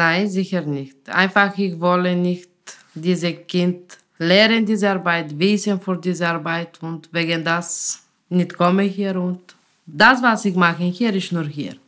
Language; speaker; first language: German; non-native, learner; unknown